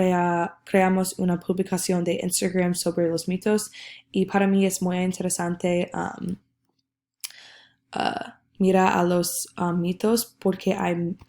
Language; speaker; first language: Spanish; non-native, learner; English